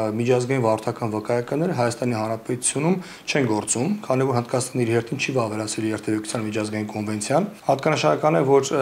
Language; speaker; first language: Armenian; native; Armenian